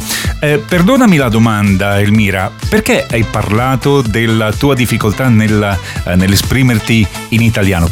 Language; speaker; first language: Italian; native; Italian